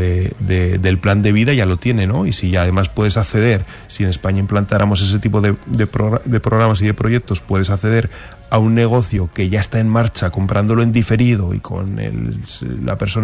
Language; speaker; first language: Spanish; native; Spanish